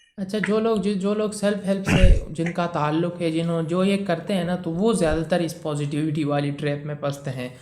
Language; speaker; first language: Urdu; non-native, local second language; Pashto